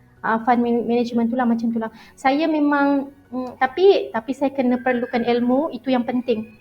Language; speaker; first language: Malay; native; Malay